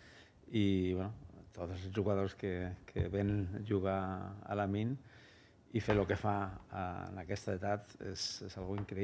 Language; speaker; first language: Catalan; non-native, local second language; Spanish